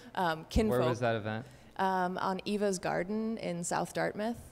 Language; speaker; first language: English; native; English